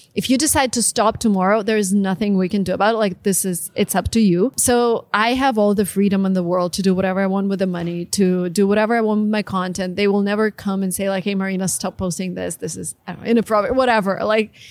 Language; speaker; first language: English; non-native, fluent; Russian